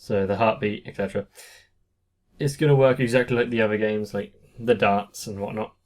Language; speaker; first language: English; native; English